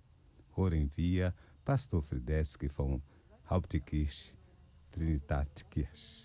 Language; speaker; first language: German; non-native, learner; Portuguese